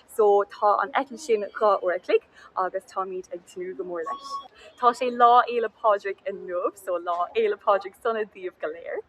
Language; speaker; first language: Irish; non-native, local second language; English